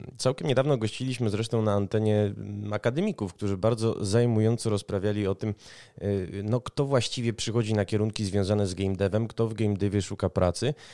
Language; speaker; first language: Polish; native; Polish